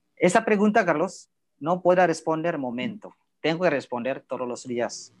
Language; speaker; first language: Spanish; non-native, fluent; Indonesian